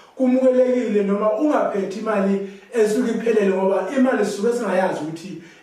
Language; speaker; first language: Zulu; native; Zulu